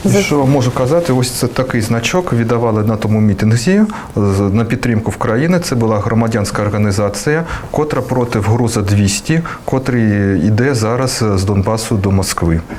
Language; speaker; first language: Ukrainian; early bilingual, heritage; Russian